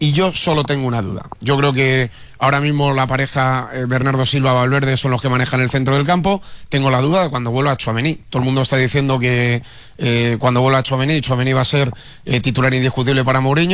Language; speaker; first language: Spanish; native; Spanish